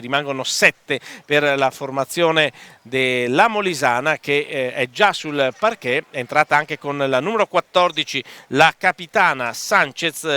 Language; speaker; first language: Italian; native; Italian